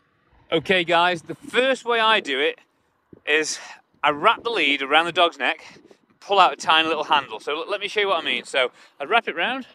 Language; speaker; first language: English; native; English